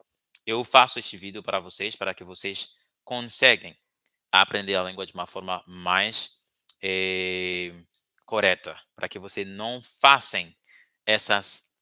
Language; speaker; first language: Portuguese; non-native, fluent; Haitian Creole